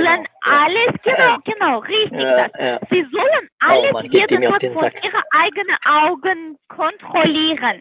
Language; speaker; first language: German; non-native, learner; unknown